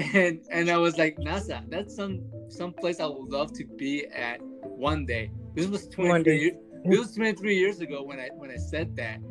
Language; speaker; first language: English; early bilingual, other home language; Spanish